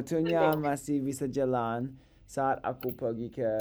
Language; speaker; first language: Indonesian; non-native, learner; English